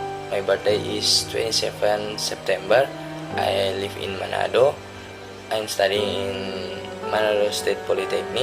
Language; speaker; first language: English; non-native, learner; Indonesian